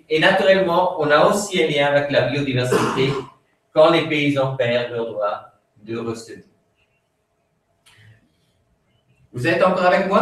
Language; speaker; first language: French; non-native, fluent; Swiss German